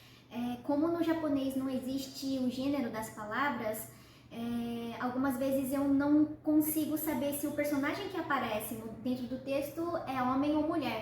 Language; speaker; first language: Portuguese; early bilingual, heritage; Portuguese